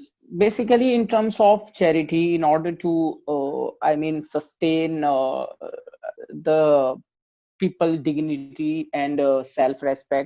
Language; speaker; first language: English; non-native, fluent; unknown